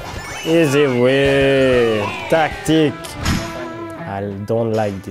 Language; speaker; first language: English; non-native, learner; French